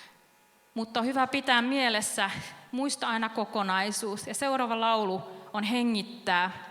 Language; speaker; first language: Finnish; native; Finnish